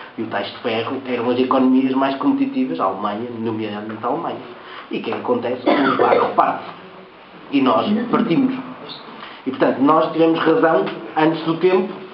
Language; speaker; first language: Portuguese; early bilingual, heritage; Portuguese